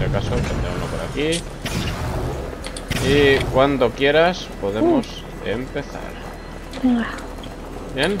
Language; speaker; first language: Spanish; native; Spanish